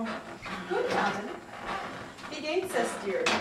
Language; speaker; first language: German; non-native, learner; English